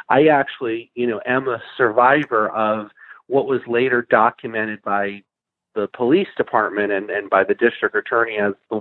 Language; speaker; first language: English; native; English